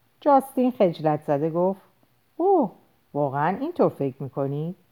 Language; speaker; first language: Persian; native; Persian